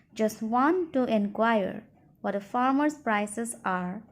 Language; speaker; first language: English; non-native, local second language; Assamese